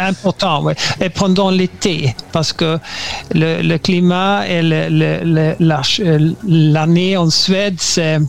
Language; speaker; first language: French; non-native, learner; Swedish